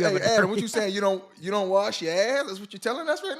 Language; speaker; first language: English; native; English